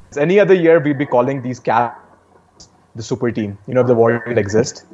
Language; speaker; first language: English; non-native, local second language; Hindi